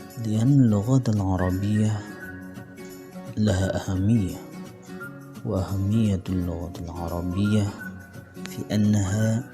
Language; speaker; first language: Arabic; non-native, learner; Indonesian